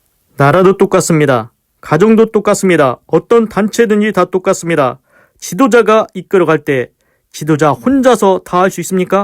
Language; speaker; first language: Korean; native; Korean